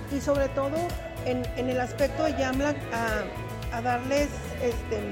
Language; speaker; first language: Spanish; native; Spanish